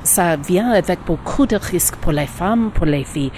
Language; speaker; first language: French; non-native, learner; English